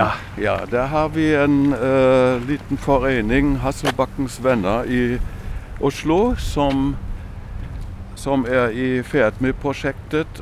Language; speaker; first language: Norwegian; non-native, fluent; German